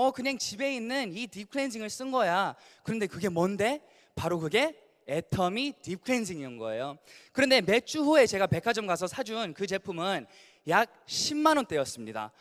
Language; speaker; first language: Korean; early bilingual, other home language; English